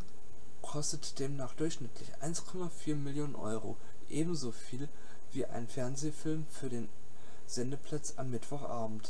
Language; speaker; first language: German; native; German